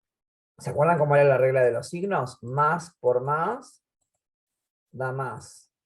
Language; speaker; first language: Spanish; native; Spanish